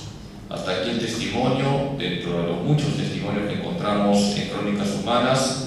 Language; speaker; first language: Spanish; native; Spanish